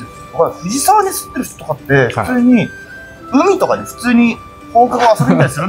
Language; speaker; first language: Japanese; native; Japanese